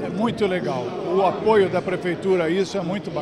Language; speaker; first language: Portuguese; native; Portuguese